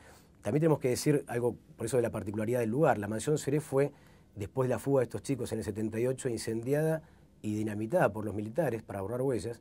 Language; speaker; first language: Spanish; native; Spanish